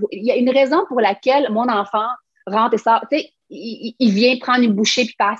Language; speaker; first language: French; native; French